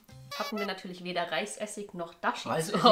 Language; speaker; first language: German; native; German